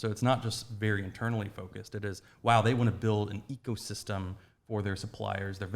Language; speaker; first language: English; native; English